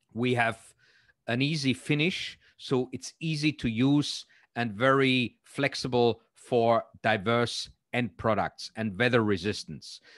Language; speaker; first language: English; non-native, fluent; German